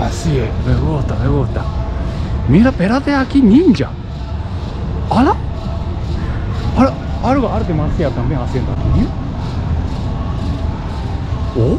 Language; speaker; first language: Spanish; non-native, learner; Japanese